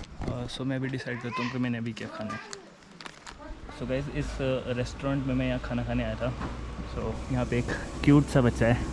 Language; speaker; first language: Hindi; native; Hindi